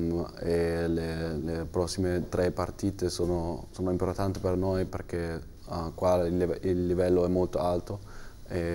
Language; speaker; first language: Italian; non-native, learner; German